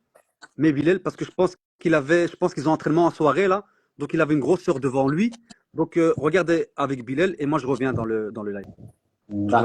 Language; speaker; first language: French; native; French